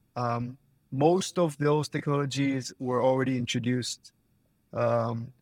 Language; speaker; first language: English; non-native, fluent; Hebrew